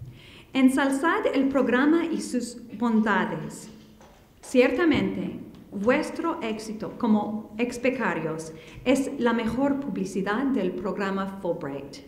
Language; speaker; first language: Spanish; non-native, fluent; English